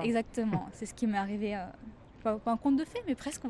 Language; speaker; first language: French; native; French